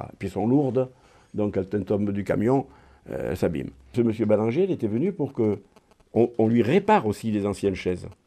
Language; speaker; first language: French; native; French